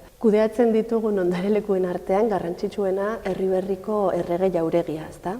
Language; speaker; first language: Basque; non-native, local second language; Spanish